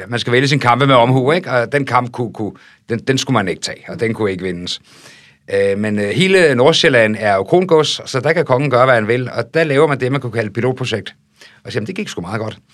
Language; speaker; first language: Danish; native; Danish